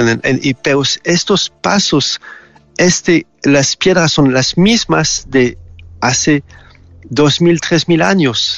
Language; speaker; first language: Spanish; non-native, fluent; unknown